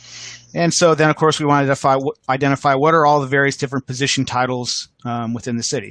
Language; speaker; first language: English; native; English